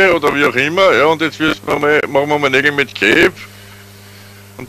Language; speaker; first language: German; native; German